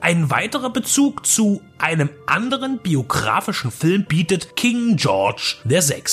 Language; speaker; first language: German; native; German